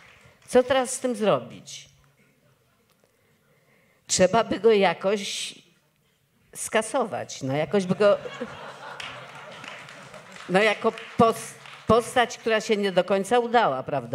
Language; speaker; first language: Polish; native; Polish